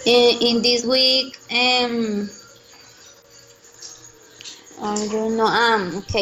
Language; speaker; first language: English; non-native, learner; Spanish